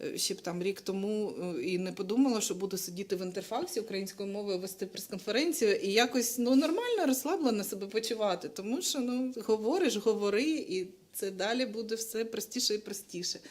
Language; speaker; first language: Ukrainian; non-native, local second language; Russian